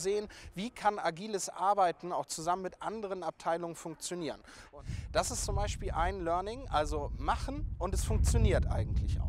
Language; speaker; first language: German; native; German